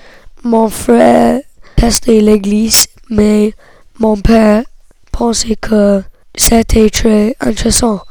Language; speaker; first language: French; non-native, learner; English